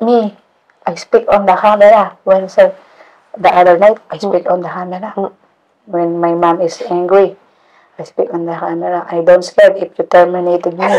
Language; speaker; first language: English; non-native, learner; Indonesian